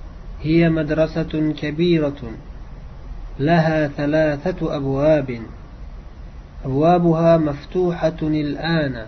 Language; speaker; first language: Arabic; non-native, fluent; Uzbek